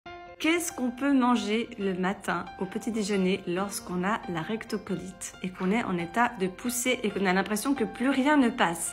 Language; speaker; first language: French; native; French